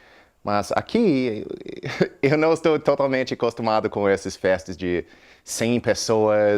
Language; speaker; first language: Portuguese; non-native, fluent; English